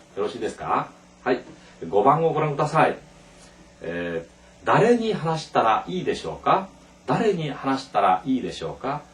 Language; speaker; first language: Japanese; non-native, fluent; Korean